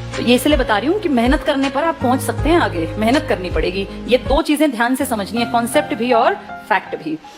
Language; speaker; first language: Hindi; native; Hindi